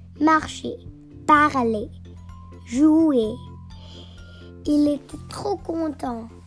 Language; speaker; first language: French; non-native, learner; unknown